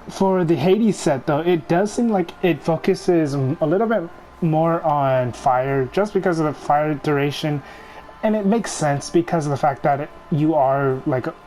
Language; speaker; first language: English; native; English